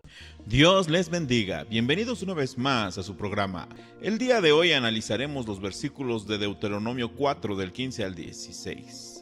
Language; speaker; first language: Spanish; native; Spanish